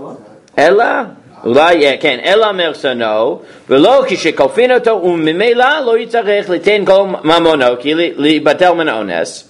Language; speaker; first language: Hebrew; non-native, fluent; English